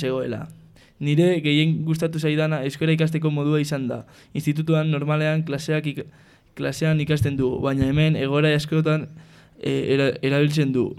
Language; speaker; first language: Basque; non-native, local second language; Spanish